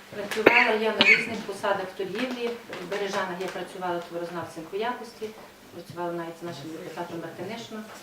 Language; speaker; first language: Ukrainian; native; Ukrainian